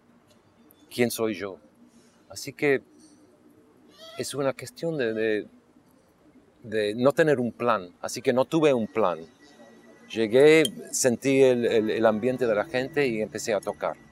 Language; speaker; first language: Spanish; non-native, local second language; English